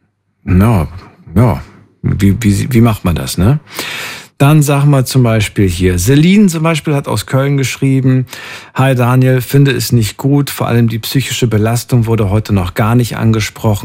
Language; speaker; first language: German; native; German